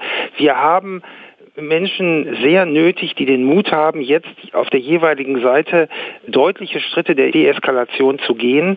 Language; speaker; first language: German; native; German